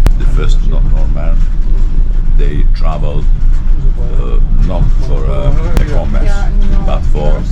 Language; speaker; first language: English; non-native, learner; Italian